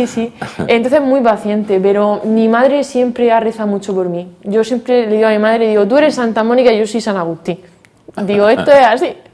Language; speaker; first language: Spanish; native; Spanish